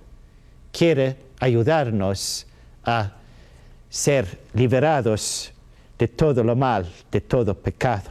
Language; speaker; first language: Spanish; non-native, learner; Swedish